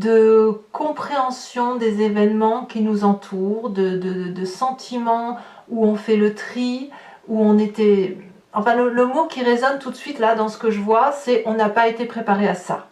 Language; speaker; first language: French; native; French